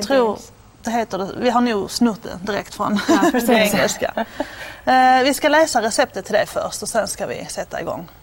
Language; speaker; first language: Swedish; native; Swedish